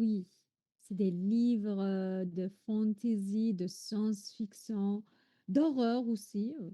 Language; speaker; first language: French; non-native, fluent; Arabic